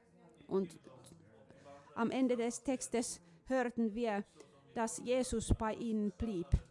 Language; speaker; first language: German; non-native, fluent; Finnish